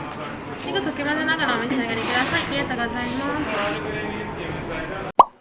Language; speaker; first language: Japanese; native; Japanese